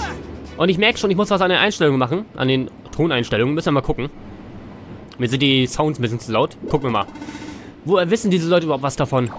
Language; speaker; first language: German; native; German